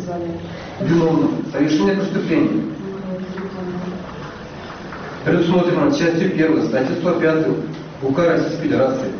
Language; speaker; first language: Russian; native; Russian